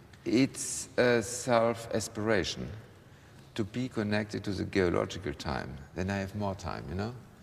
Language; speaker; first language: English; non-native, fluent; German